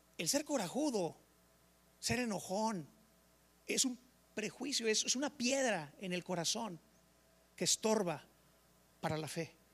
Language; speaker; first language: Spanish; native; Spanish